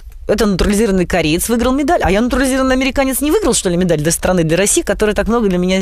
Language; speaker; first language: Russian; native; Russian